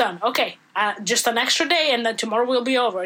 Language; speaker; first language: English; non-native, fluent; Italian